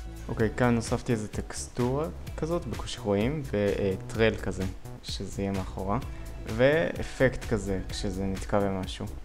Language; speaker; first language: Hebrew; native; Hebrew